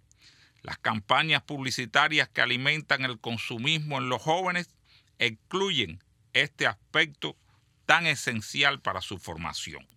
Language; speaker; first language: Spanish; native; Spanish